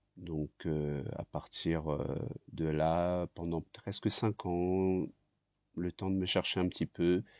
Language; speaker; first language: French; early bilingual, other home language; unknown